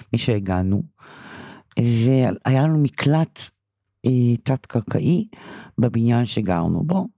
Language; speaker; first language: Hebrew; early bilingual, other home language; English